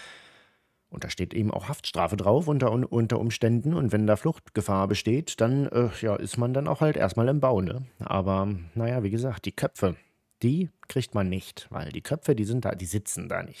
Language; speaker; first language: German; native; German